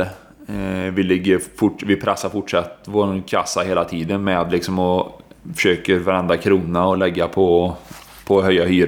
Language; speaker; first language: Swedish; native; Swedish